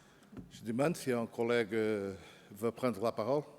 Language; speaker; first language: French; non-native, fluent; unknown